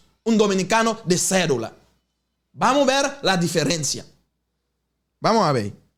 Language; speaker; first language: Spanish; non-native, learner; Haitian Creole